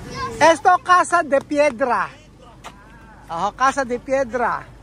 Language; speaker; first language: Spanish; non-native, learner; Filipino